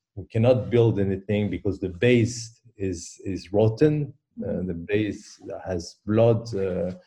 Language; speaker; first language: English; non-native, fluent; French